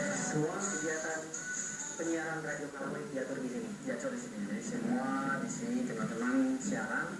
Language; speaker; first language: Indonesian; non-native, fluent; French